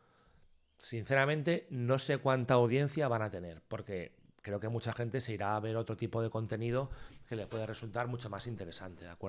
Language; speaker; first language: Spanish; native; Spanish